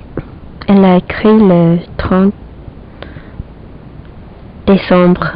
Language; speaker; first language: French; non-native, learner; English